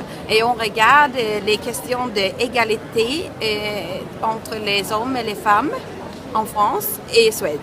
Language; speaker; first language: French; non-native, learner; Swedish